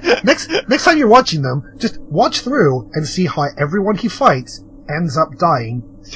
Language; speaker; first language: English; native; English